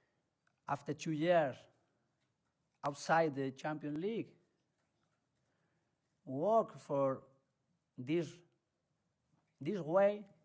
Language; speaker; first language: English; non-native, learner; Spanish